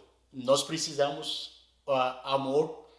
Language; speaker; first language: Portuguese; non-native, learner; Arabic